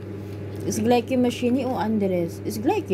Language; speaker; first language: German; non-native, learner; Filipino